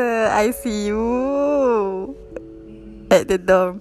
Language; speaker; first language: English; non-native, learner; Malay